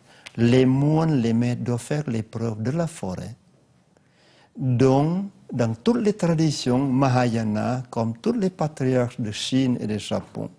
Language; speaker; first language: French; non-native, learner; Lao